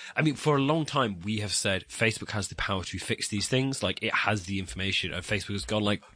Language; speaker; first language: English; native; English